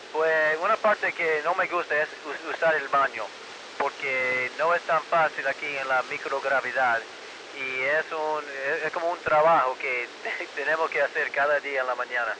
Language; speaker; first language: Spanish; early bilingual, heritage; Spanish